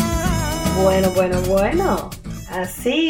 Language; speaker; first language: Spanish; non-native, learner; English